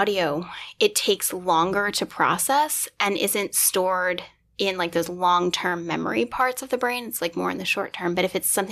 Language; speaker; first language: English; native; English